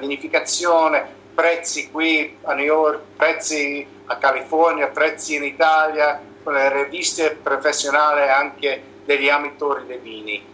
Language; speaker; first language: Italian; non-native, learner; English